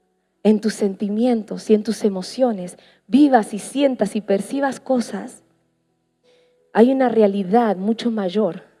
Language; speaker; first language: Spanish; native; Spanish